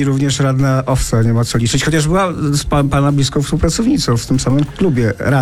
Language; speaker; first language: Polish; native; Polish